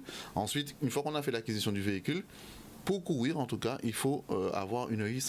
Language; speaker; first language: French; native; French